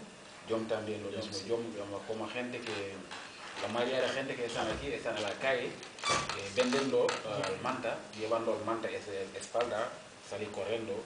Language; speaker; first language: Spanish; non-native, learner; Wolof